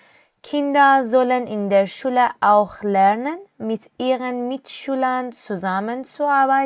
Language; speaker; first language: German; non-native, fluent; Persian